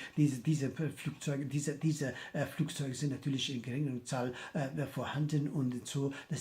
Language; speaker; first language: German; non-native, fluent; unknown